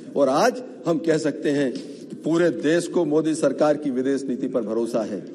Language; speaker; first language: Hindi; native; Hindi